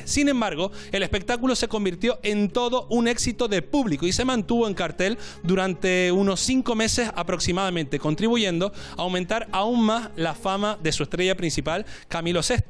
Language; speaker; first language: Spanish; native; Spanish